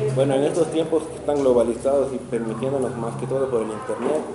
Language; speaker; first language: Spanish; native; Spanish